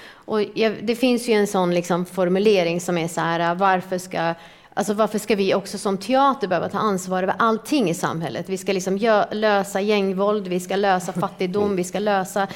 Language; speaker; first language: Swedish; early bilingual, other home language; Persian